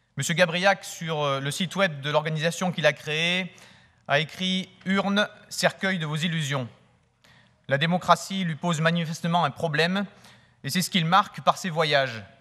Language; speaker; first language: French; native; French